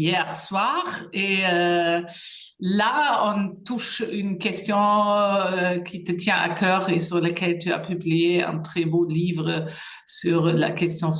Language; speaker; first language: French; non-native, fluent; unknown